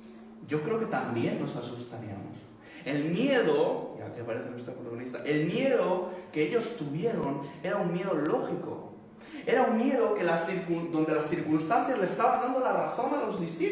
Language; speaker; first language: Spanish; native; Spanish